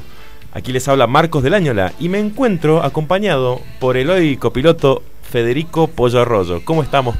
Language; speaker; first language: Spanish; native; Spanish